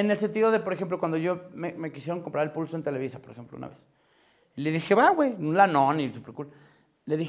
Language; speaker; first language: Spanish; native; Spanish